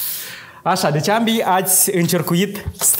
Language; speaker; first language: Romanian; native; Romanian